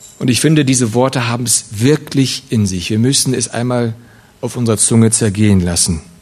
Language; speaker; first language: German; early bilingual, other home language; Russian